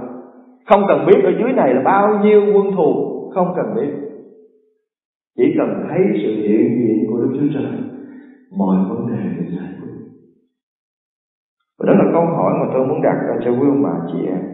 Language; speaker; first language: Vietnamese; native; Vietnamese